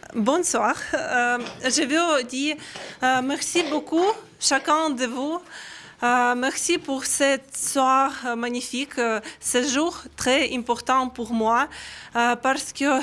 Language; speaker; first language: French; non-native, learner; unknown